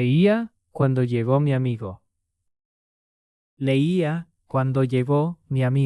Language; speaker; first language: Spanish; non-native, fluent; English